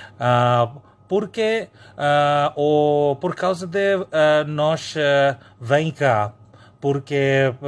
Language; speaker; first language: Portuguese; non-native, learner; Bangla